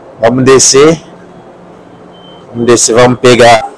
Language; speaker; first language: Portuguese; non-native, learner; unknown